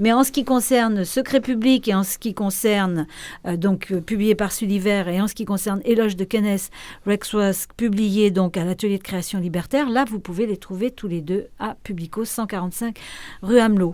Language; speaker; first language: French; native; French